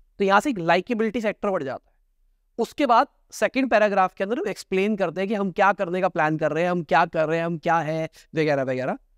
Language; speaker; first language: Hindi; native; Hindi